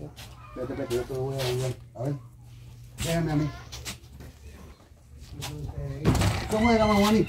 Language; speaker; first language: Spanish; native; Spanish